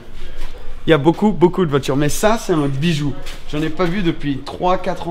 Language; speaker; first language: French; native; French